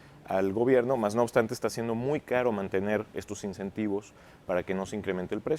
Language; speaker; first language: Spanish; native; Spanish